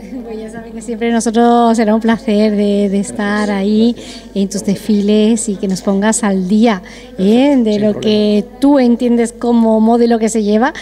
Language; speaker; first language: Spanish; native; Spanish